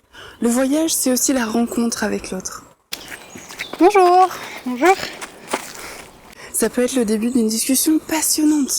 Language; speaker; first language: French; native; French